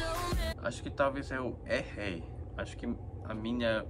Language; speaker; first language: Portuguese; non-native, fluent; Korean